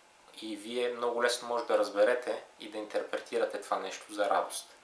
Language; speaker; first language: Bulgarian; native; Bulgarian